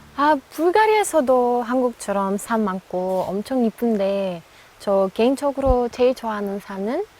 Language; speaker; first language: Korean; non-native, fluent; Bulgarian